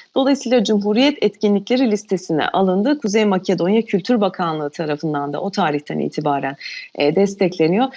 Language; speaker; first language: Turkish; non-native, local second language; Albanian